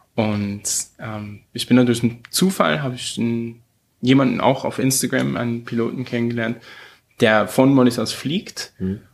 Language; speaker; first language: German; early bilingual, heritage; German